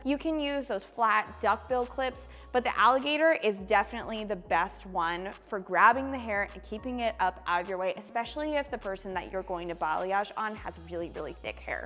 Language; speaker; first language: English; native; English